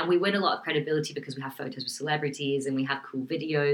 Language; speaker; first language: English; native; English